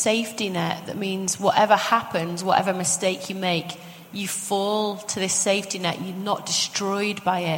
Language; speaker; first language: English; native; English